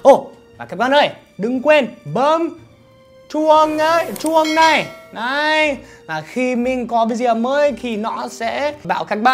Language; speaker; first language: Vietnamese; non-native, fluent; English